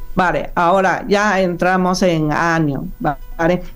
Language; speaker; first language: Spanish; non-native, learner; Chinese